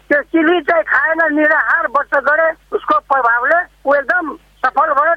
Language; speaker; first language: Nepali; non-native, local second language; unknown